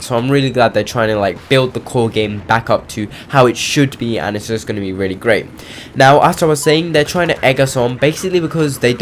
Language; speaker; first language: English; native; English